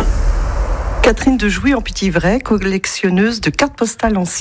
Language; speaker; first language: French; native; French